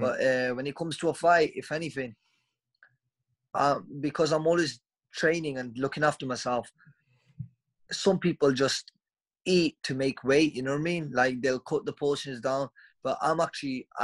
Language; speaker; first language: English; native; English